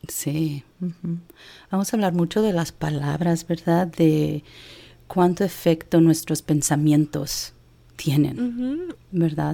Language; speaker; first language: Spanish; early bilingual, heritage; Spanish